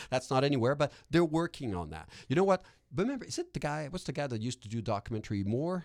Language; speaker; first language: English; non-native, local second language; French